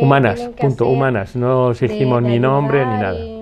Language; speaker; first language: Spanish; native; Spanish